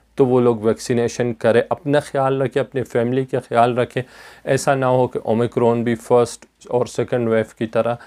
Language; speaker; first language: Urdu; non-native, local second language; Pashto